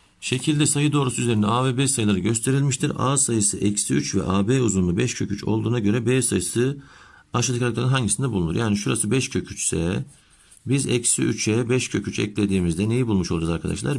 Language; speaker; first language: Turkish; native; Turkish